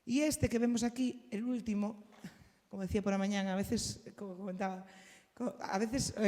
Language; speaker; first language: Spanish; non-native, local second language; Galician